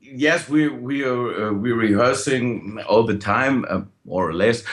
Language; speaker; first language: English; non-native, fluent; German